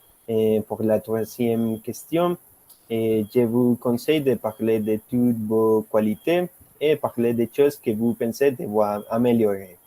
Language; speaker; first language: French; non-native, learner; Spanish